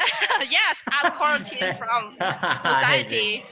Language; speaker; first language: English; non-native, learner; Vietnamese